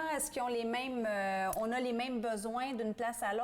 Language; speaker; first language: French; native; French